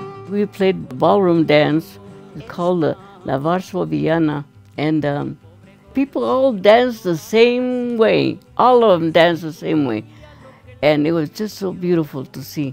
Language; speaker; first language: English; early bilingual, other home language; Spanish